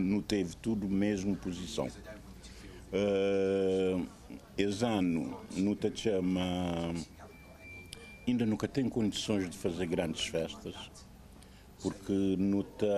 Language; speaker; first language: Portuguese; non-native, local second language; Kabuverdianu